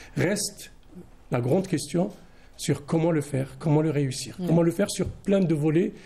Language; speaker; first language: French; non-native, local second language; Arabic